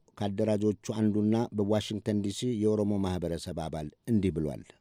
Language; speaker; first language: Amharic; native; Amharic